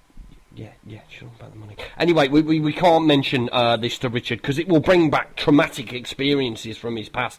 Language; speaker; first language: English; native; English